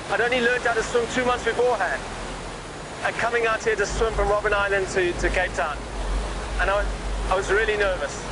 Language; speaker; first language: English; native; English